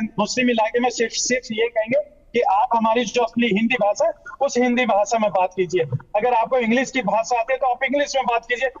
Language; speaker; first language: Hindi; native; Hindi